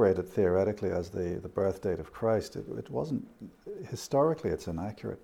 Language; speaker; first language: English; native; English